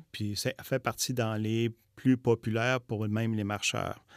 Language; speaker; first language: French; native; French